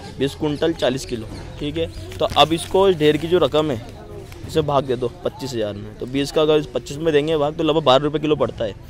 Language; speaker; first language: Hindi; native; Hindi